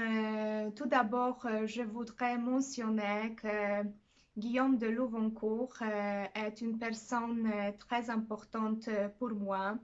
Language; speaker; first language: French; non-native, fluent; Polish